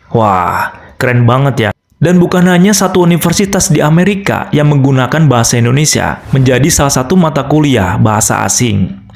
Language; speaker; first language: Indonesian; native; Indonesian